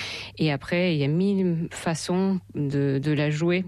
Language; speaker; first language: French; non-native, fluent; Russian